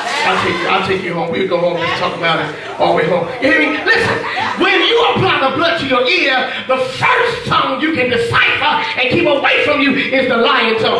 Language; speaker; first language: English; native; English